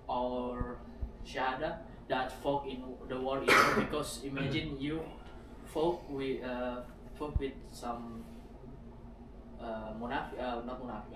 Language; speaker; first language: English; non-native, learner; Indonesian